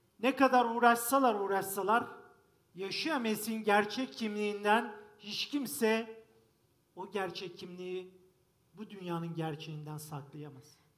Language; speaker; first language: Turkish; native; Turkish